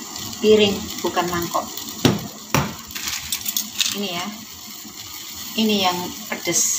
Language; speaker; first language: Indonesian; non-native, local second language; Javanese